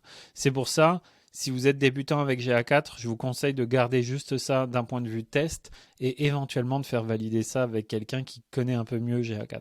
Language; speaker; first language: French; native; French